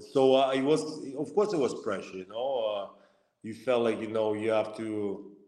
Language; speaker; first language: English; non-native, fluent; Lithuanian